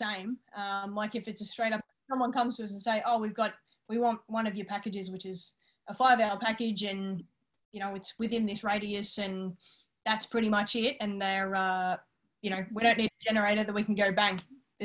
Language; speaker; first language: English; native; English